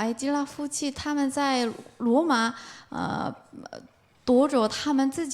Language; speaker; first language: Chinese; non-native, fluent; Korean